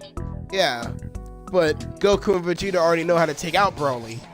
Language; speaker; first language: English; native; English